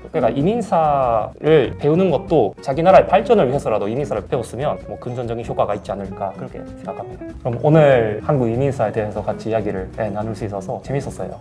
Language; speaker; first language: Korean; early bilingual, heritage; Japanese